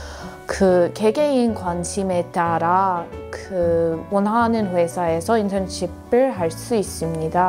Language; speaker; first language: Korean; non-native, fluent; English